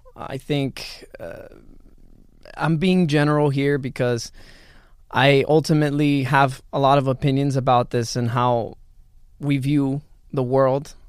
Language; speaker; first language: English; early bilingual, other home language; Spanish